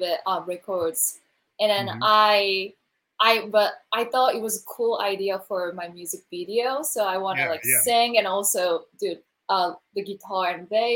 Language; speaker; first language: English; non-native, learner; Japanese